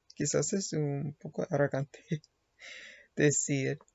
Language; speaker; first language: Spanish; non-native, learner; English